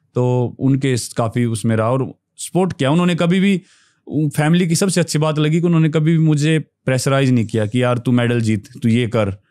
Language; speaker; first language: Hindi; native; Hindi